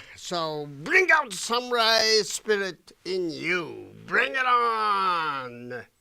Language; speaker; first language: English; non-native, fluent; Japanese